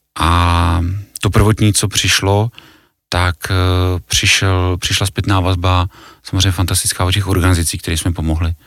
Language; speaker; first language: Czech; native; Czech